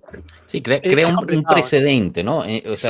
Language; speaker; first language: Spanish; native; Spanish